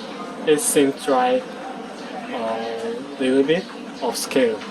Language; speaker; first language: English; non-native, learner; Korean